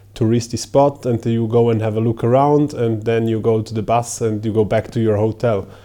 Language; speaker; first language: English; non-native, fluent; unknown